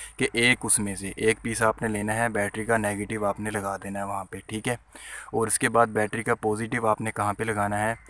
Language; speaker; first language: Urdu; non-native, local second language; Punjabi